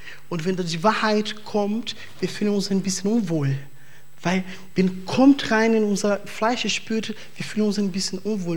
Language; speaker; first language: German; non-native, fluent; Portuguese